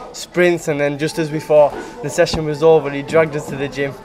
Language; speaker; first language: English; native; English